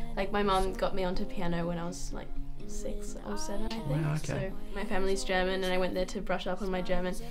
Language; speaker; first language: English; native; English